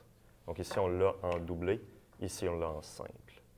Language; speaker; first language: French; native; French